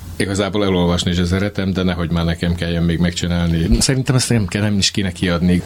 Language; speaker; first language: Hungarian; native; Hungarian